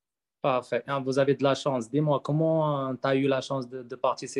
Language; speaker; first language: French; non-native, learner; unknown